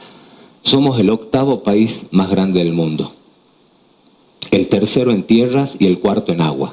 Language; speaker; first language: Spanish; native; Spanish